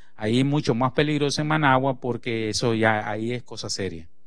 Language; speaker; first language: Spanish; native; Spanish